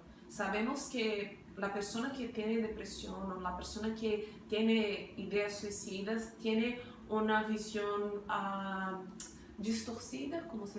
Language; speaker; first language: Spanish; non-native, fluent; Portuguese